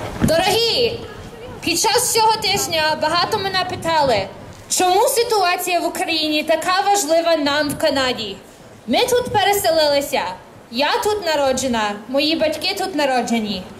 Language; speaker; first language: Ukrainian; early bilingual, heritage; Ukrainian